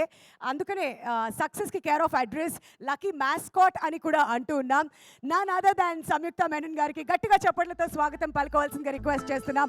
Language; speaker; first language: Telugu; native; Telugu